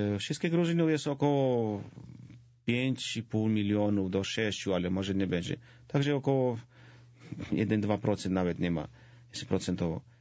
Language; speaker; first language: Polish; non-native, fluent; Georgian